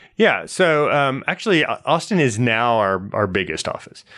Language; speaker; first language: English; native; English